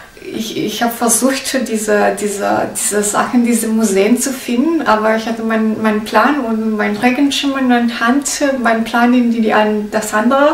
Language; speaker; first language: German; non-native, learner; Italian